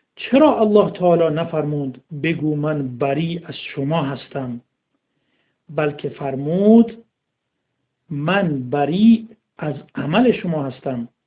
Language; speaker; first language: Persian; native; Persian